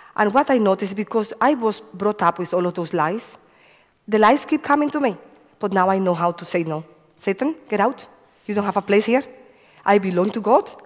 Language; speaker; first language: English; non-native, fluent; Spanish